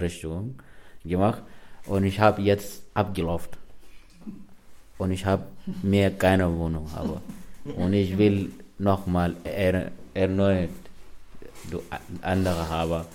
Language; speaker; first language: German; non-native, learner; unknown